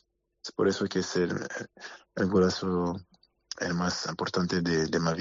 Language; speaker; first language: Spanish; non-native, learner; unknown